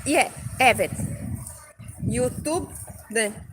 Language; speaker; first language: Turkish; non-native, learner; Portuguese